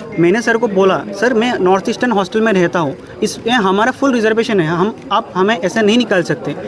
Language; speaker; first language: Hindi; non-native, local second language; Assamese